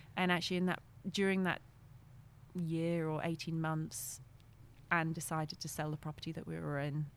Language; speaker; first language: English; non-native, fluent; French